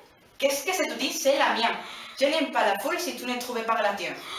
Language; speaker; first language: French; non-native, learner; Spanish